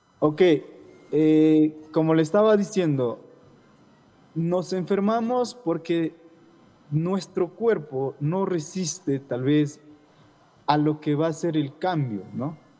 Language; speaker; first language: Spanish; non-native, local second language; Shipibo-Conibo